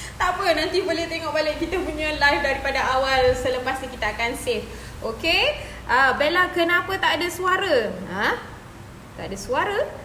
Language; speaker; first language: Malay; native; Malay